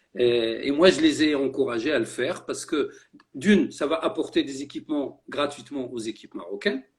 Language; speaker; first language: French; non-native, local second language; Arabic